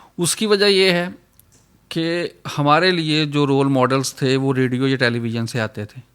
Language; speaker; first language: Urdu; non-native, local second language; Punjabi